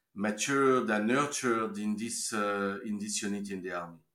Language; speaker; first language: English; non-native, fluent; French